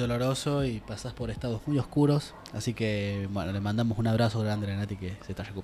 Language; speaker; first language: Spanish; native; Spanish